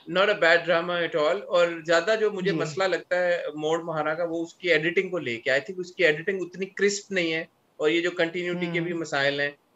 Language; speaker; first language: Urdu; non-native, local second language; Punjabi